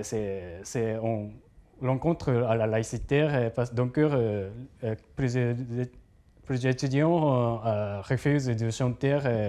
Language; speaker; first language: French; non-native, learner; Japanese